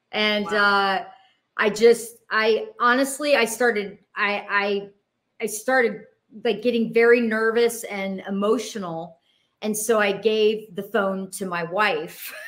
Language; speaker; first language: English; native; English